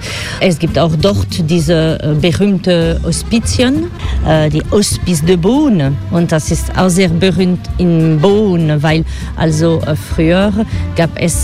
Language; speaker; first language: German; non-native, fluent; French